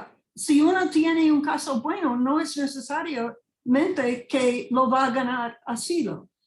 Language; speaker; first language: Spanish; non-native, fluent; English